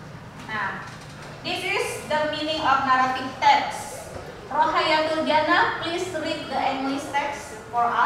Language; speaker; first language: English; non-native, learner; Indonesian